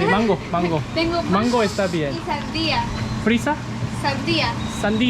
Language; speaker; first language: Spanish; non-native, learner; Korean